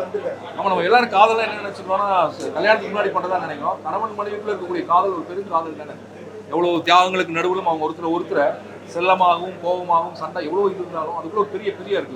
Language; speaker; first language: Tamil; native; Tamil